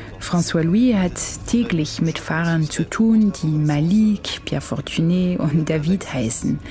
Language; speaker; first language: German; non-native, fluent; French